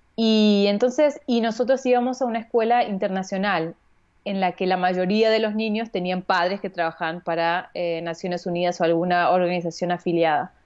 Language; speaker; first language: Spanish; early bilingual, heritage; Spanish